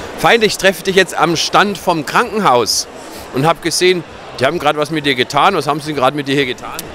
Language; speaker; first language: German; native; German